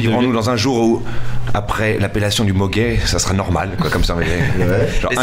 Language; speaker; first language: French; native; French